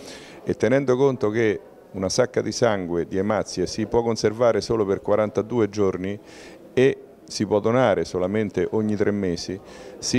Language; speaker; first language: Italian; native; Italian